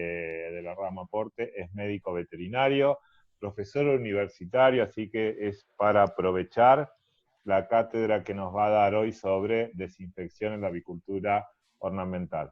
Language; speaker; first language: Spanish; native; Spanish